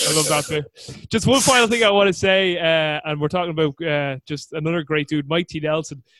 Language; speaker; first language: English; native; English